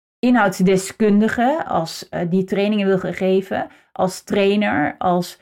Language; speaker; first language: Dutch; native; Dutch